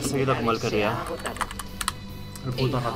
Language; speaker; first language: Spanish; native; Spanish